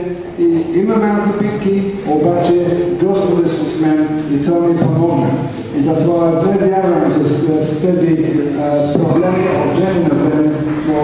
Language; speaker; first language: Bulgarian; non-native, learner; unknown